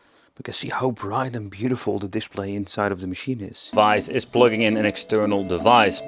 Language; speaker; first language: English; non-native, fluent; Dutch